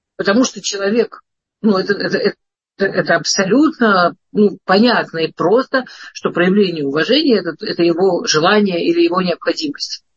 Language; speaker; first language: Russian; early bilingual, heritage; Russian